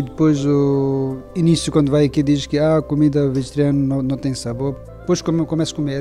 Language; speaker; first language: Portuguese; non-native, learner; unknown